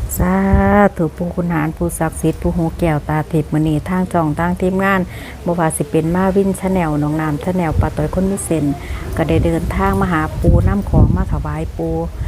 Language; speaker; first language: Thai; native; Thai